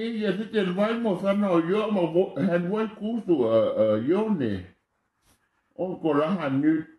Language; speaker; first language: Finnish; non-native, learner; Thai